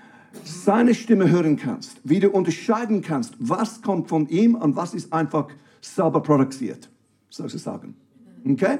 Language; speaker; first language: German; non-native, fluent; English